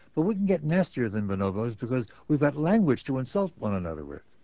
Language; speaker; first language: English; native; English